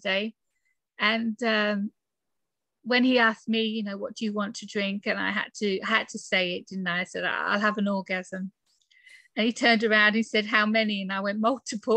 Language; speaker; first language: English; native; English